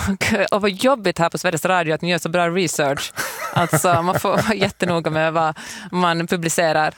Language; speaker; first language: Swedish; native; Swedish